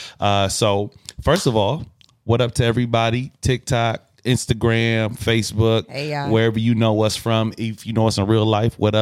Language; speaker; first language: English; native; English